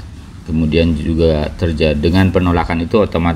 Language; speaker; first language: Indonesian; native; Indonesian